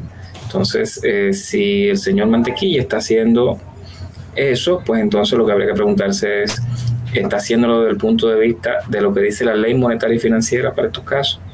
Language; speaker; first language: Spanish; native; Spanish